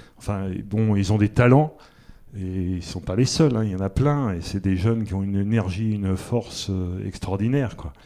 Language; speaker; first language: French; native; French